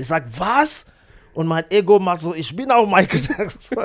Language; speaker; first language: German; non-native, learner; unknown